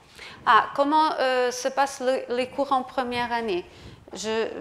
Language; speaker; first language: French; non-native, fluent; Portuguese